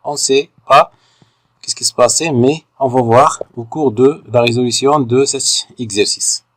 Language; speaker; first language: French; non-native, local second language; Arabic